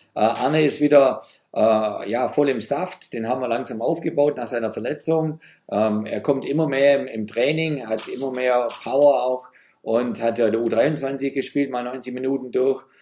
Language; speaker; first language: German; native; German